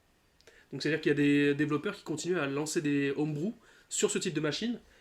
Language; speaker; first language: French; native; French